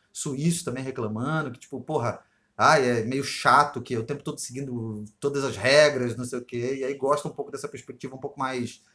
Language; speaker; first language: Portuguese; native; Portuguese